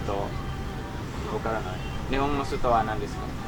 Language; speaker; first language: Japanese; non-native, learner; Indonesian